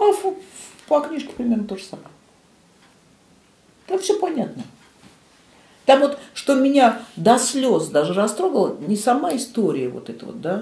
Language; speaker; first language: Russian; native; Russian